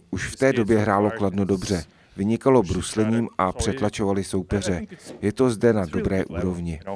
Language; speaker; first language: Czech; non-native, fluent; Russian